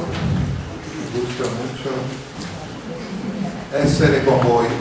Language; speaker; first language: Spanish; non-native, learner; Italian